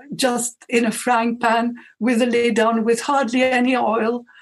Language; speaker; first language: English; non-native, fluent; Arabic